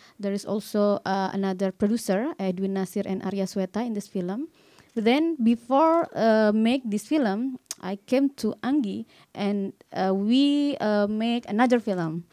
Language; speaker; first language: English; non-native, learner; Indonesian